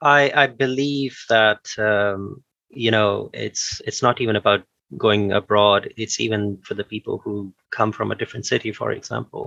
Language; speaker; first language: English; non-native, local second language; Urdu